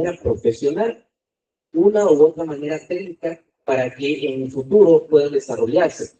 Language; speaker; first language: Spanish; native; Spanish